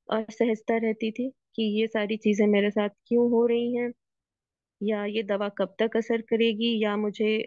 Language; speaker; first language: Hindi; native; Hindi